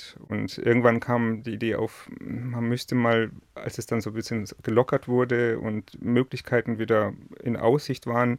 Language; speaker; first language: German; native; German